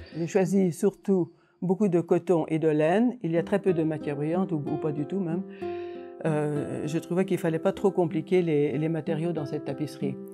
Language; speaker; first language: French; non-native, fluent; Hungarian